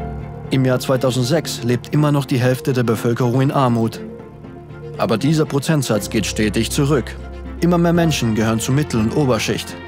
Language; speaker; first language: German; native; German